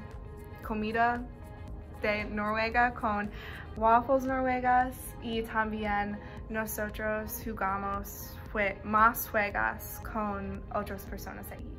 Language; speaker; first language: Spanish; non-native, learner; English